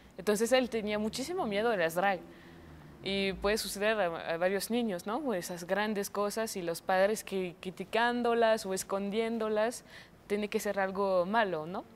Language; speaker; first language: Spanish; non-native, fluent; French